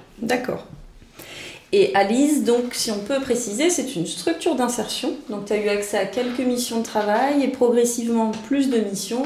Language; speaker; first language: French; native; French